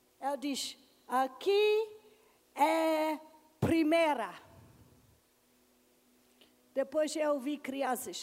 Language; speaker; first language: Portuguese; non-native, learner; English